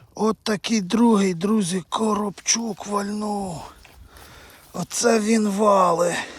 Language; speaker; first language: Ukrainian; native; Ukrainian